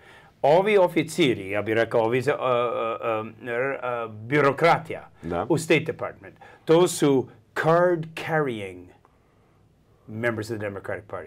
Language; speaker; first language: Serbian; early bilingual, heritage; English